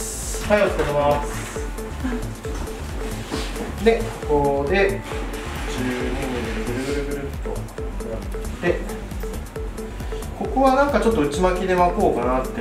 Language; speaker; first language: Japanese; native; Japanese